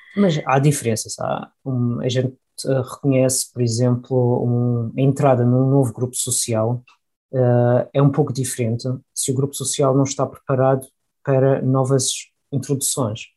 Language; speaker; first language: Portuguese; native; Portuguese